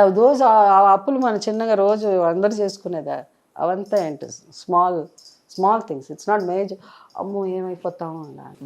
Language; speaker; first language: Telugu; native; Telugu